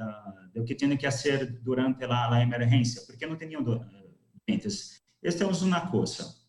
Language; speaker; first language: Spanish; non-native, learner; Portuguese